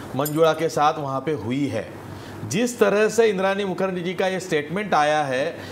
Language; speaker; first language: Hindi; non-native, local second language; Marathi